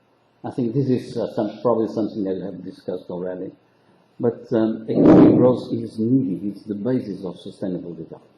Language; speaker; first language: English; non-native, local second language; Portuguese